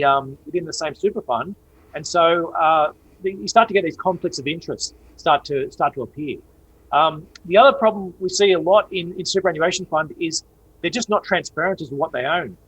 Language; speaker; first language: English; native; English